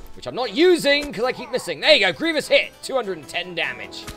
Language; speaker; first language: English; native; English